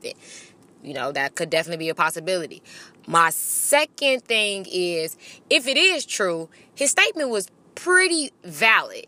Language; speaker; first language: English; native; English